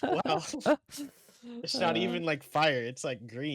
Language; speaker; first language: English; native; English